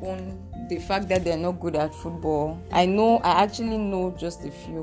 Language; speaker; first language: English; non-native, local second language; French